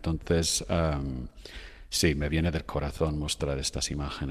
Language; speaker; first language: Spanish; non-native, fluent; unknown